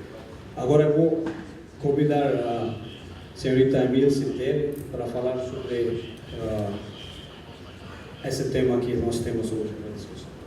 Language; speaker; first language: Portuguese; non-native, fluent; English